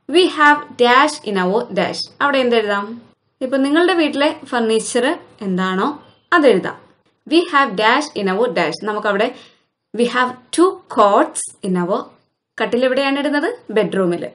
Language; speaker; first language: English; non-native, local second language; Malayalam